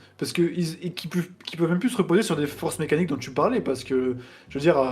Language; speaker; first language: French; native; French